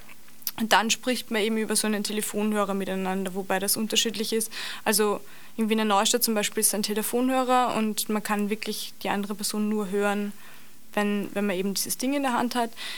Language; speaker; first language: German; native; German